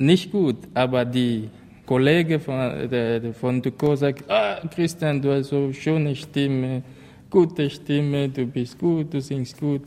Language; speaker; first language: German; non-native, learner; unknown